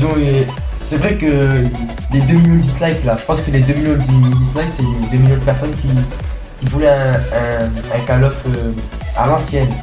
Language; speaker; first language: French; native; French